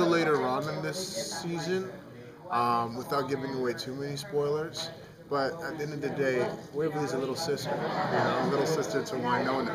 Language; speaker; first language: English; native; English